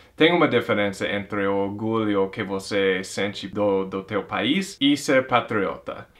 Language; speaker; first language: Portuguese; non-native, fluent; English